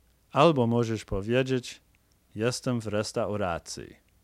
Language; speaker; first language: Polish; non-native, fluent; English